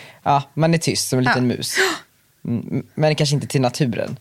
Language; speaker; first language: Swedish; native; Swedish